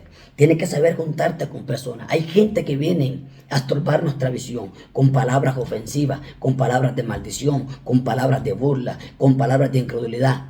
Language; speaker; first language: Spanish; native; Spanish